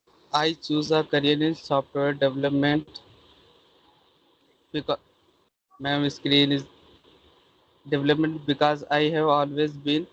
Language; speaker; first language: English; non-native, learner; Hindi